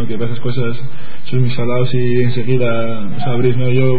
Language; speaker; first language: Spanish; native; Spanish